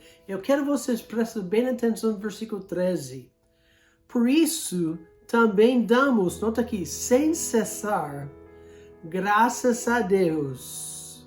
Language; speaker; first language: Portuguese; non-native, fluent; English